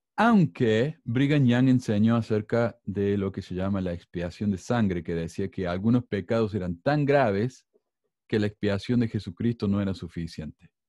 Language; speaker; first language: Spanish; native; Spanish